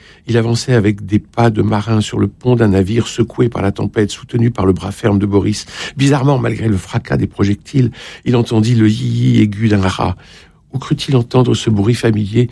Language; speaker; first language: French; native; French